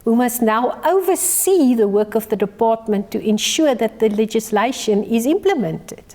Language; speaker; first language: English; non-native, local second language; Afrikaans